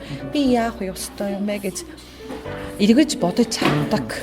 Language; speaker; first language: Mongolian; non-native, fluent; Japanese